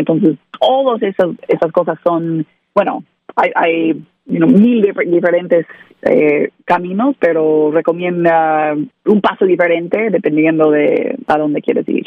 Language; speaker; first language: Spanish; non-native, learner; English